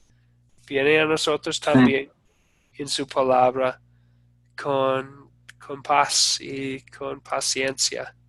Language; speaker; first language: Spanish; non-native, fluent; English